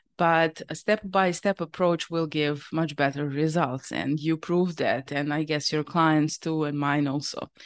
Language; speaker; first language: English; non-native, fluent; Serbian